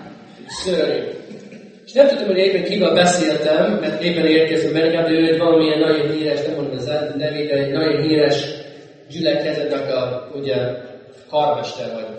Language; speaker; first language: Hungarian; non-native, fluent; English